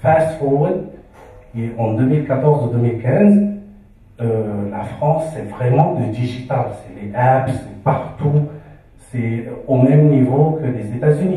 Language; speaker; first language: French; non-native, local second language; Arabic